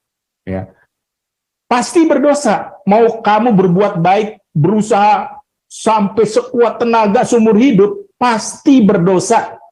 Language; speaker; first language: Indonesian; native; Indonesian